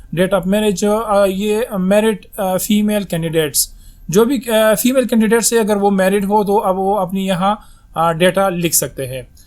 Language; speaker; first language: Urdu; native; Urdu